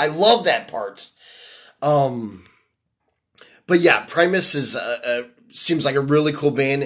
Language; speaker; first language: English; native; English